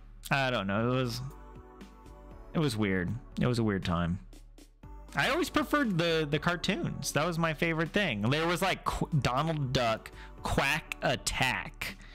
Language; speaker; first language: English; native; English